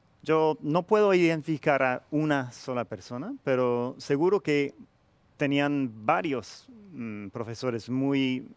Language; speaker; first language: Spanish; non-native, fluent; English